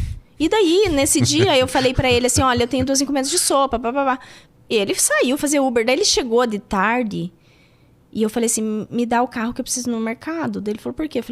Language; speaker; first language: Portuguese; native; Portuguese